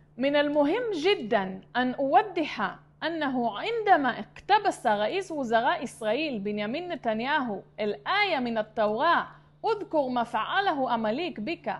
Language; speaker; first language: Arabic; non-native, fluent; Hebrew